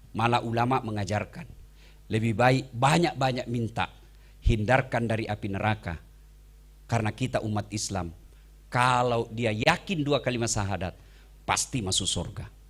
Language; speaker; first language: Indonesian; native; Indonesian